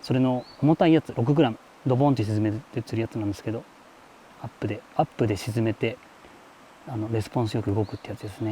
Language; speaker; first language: Japanese; native; Japanese